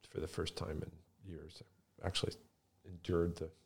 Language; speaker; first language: English; early bilingual, other home language; Italian